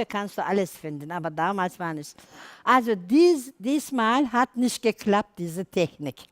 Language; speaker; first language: German; non-native, learner; Turkish